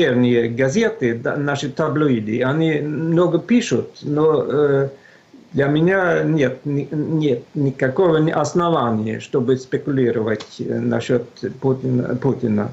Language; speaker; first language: Russian; non-native, fluent; Swedish